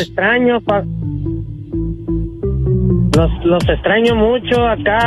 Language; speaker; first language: Spanish; native; Spanish